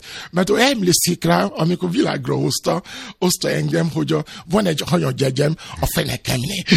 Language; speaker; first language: Hungarian; non-native, learner; Albanian